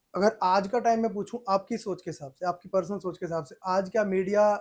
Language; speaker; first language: Hindi; non-native, local second language; Punjabi